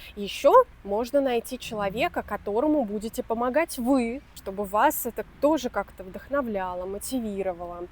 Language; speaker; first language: Russian; native; Russian